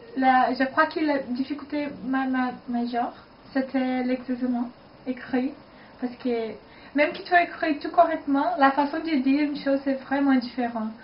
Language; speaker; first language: French; non-native, fluent; Portuguese